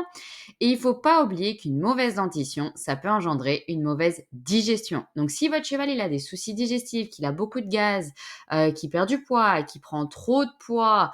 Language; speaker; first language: French; native; French